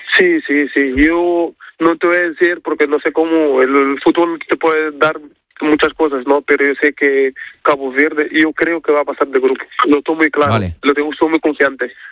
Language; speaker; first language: Spanish; non-native, fluent; Portuguese